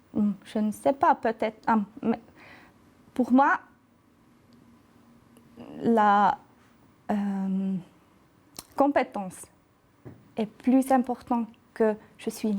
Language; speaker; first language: French; non-native, local second language; German